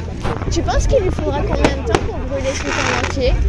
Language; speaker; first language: French; native; French